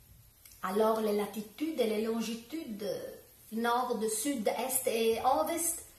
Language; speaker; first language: French; non-native, learner; Italian